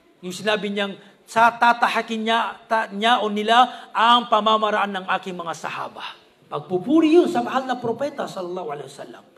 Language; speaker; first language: Filipino; non-native, local second language; Maranao